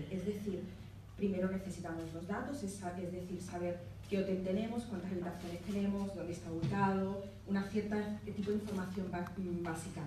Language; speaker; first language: Spanish; native; Spanish